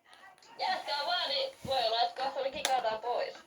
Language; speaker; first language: Finnish; native; Finnish